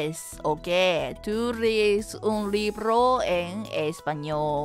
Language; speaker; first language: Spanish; non-native, learner; Japanese